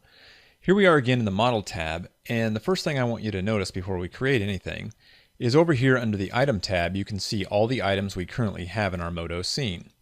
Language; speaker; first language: English; native; English